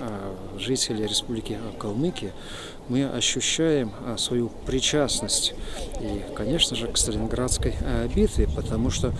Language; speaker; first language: Russian; native; Russian